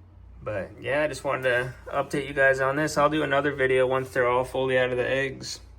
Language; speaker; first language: English; native; English